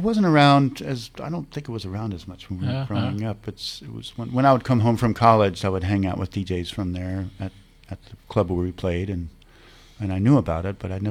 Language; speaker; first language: English; native; English